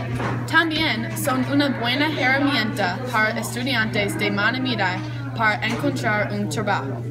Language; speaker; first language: Spanish; non-native, learner; English